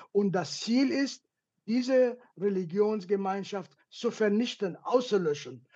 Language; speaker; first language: German; non-native, fluent; Kurdish